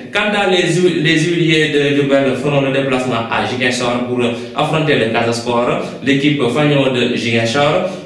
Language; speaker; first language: French; non-native, local second language; Wolof